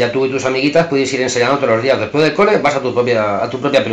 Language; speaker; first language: Spanish; native; Spanish